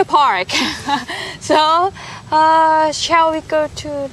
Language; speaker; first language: English; non-native, learner; Thai